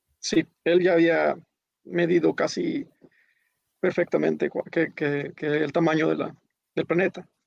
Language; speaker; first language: Spanish; early bilingual, heritage; Spanish